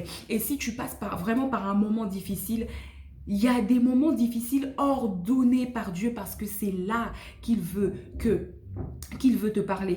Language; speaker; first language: French; native; French